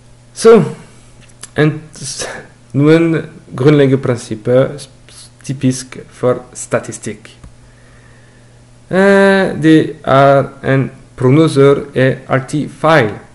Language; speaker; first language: Norwegian; non-native, learner; French